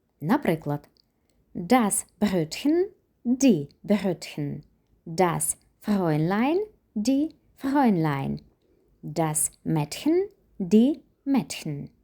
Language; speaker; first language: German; non-native, fluent; Ukrainian